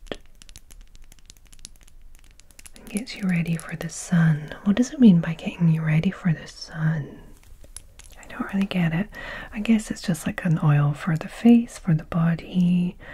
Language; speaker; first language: English; native; English